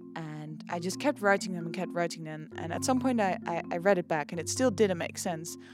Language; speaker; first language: English; non-native, fluent; Dutch